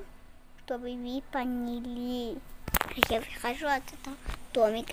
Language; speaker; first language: Russian; early bilingual, heritage; Russian